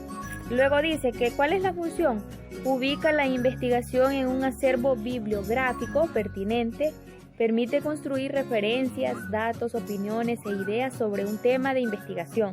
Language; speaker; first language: Spanish; native; Spanish